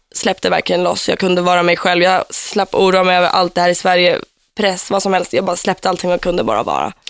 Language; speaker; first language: Swedish; early bilingual, heritage; Swedish